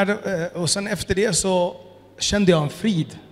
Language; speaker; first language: Swedish; early bilingual, other home language; Amharic